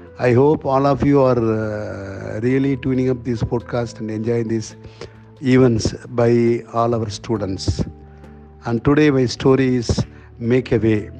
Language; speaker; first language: English; non-native, local second language; Tamil